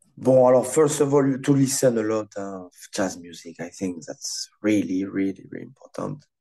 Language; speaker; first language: English; non-native, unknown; French